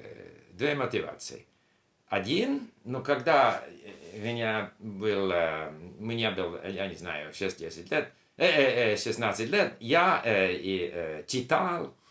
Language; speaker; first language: Russian; non-native, learner; English